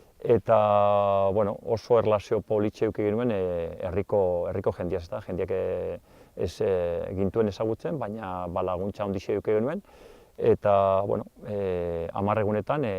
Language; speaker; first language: Basque; non-native, local second language; Spanish